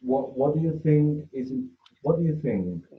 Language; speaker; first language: English; non-native, fluent; Spanish